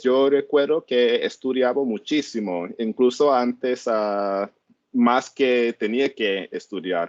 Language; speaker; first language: Spanish; non-native, learner; English